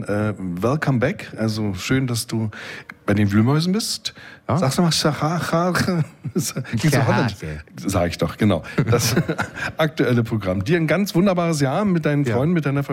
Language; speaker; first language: German; native; German